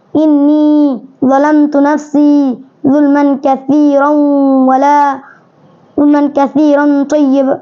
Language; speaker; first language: Arabic; non-native, learner; Bangla